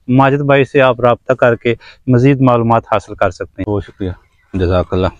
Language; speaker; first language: Urdu; native; Urdu